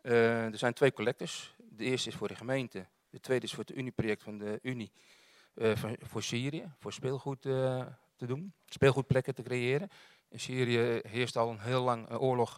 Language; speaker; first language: Dutch; native; Dutch